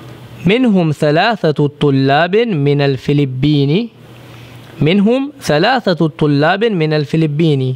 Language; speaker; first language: Arabic; non-native, fluent; English